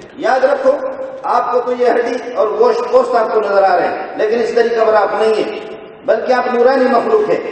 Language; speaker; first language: Urdu; non-native, local second language; Brahui